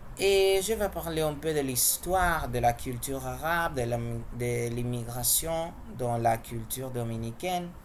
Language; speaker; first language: French; non-native, learner; Spanish